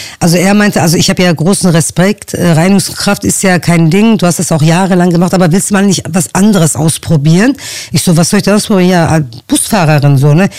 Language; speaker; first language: German; early bilingual, other home language; Turkish